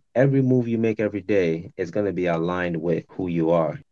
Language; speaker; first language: English; non-native, local second language; Akan